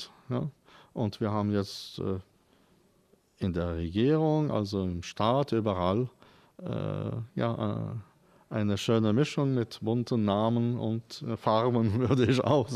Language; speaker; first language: German; non-native, fluent; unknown